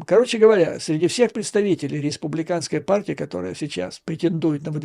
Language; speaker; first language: Russian; native; Russian